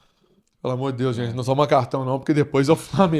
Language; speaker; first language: Portuguese; native; Portuguese